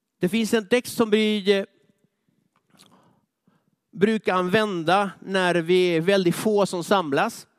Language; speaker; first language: Swedish; non-native, fluent; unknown